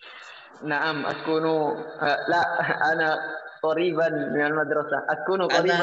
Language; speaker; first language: Arabic; non-native, learner; Indonesian